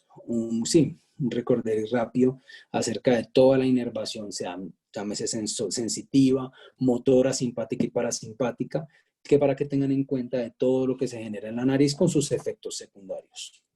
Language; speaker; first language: Spanish; native; Spanish